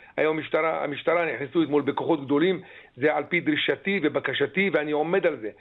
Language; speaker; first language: Hebrew; native; Hebrew